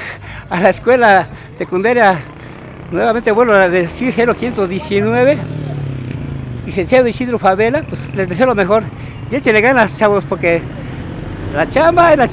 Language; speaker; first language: Spanish; native; Spanish